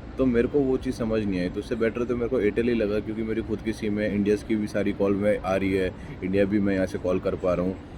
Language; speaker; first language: Hindi; native; Hindi